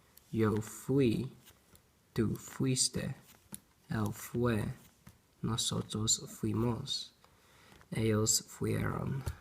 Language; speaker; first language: Spanish; non-native, learner; English